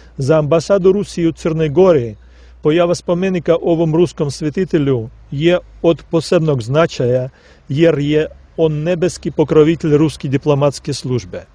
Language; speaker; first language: Serbian; non-native, fluent; Russian